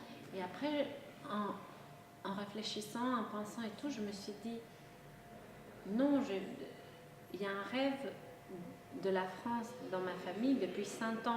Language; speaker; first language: French; non-native, local second language; Spanish